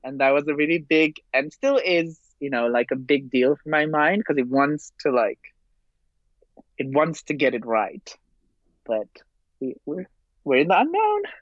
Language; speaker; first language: English; non-native, fluent; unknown